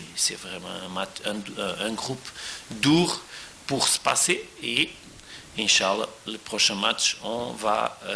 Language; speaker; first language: French; non-native, fluent; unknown